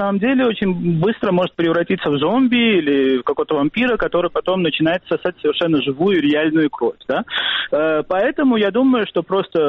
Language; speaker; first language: Russian; non-native, fluent; Georgian